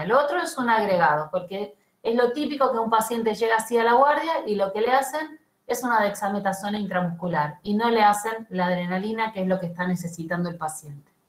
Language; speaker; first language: Spanish; native; Spanish